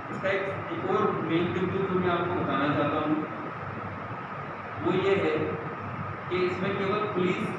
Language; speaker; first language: Hindi; native; Hindi